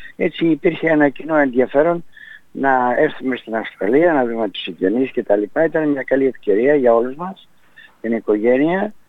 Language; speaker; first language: Greek; native; Greek